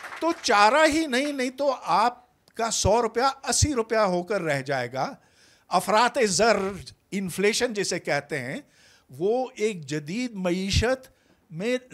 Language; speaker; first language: Urdu; native; Urdu